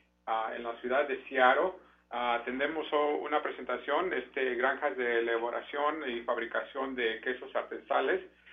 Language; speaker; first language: Spanish; early bilingual, heritage; Spanish